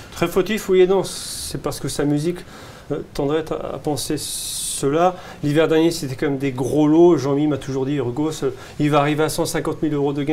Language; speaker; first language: French; native; French